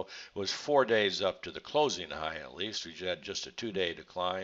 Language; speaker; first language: English; native; English